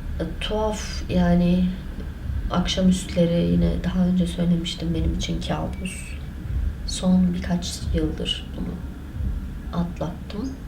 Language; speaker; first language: Turkish; non-native, local second language; Kurdish